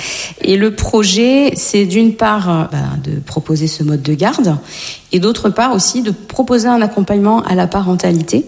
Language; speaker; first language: French; native; French